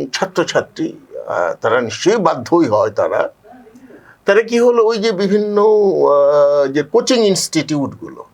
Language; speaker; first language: Bangla; native; Bangla